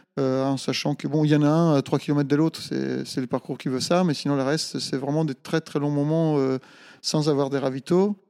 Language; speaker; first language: French; non-native, fluent; Italian